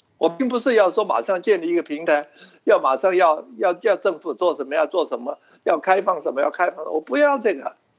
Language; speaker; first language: Chinese; non-native, local second language; Cantonese